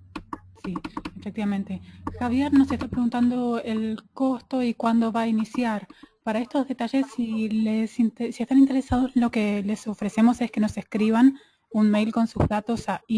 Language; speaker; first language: Spanish; native; Spanish